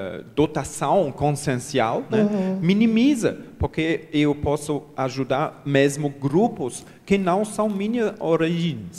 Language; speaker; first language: Portuguese; non-native, learner; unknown